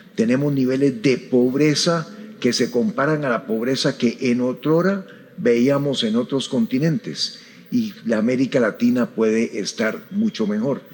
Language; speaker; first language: Spanish; native; Spanish